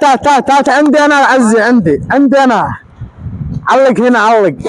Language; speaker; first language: Arabic; non-native, learner; Bangla